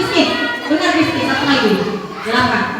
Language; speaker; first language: Indonesian; native; Indonesian